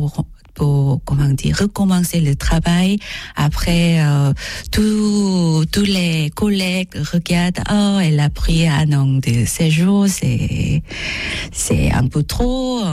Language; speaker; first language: French; non-native, learner; Korean